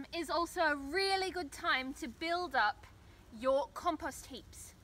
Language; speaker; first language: English; native; English